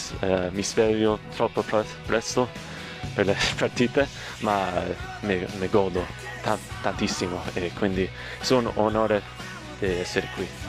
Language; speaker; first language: Italian; early bilingual, heritage; English